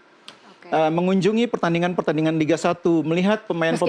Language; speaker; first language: Indonesian; native; Indonesian